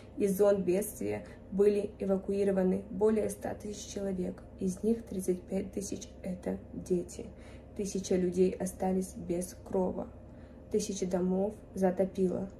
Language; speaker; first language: Russian; native; Russian